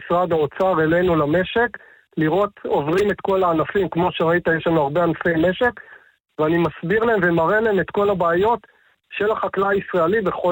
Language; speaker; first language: Hebrew; native; Hebrew